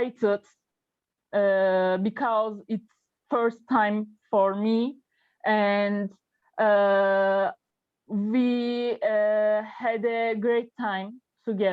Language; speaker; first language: English; non-native, learner; Turkish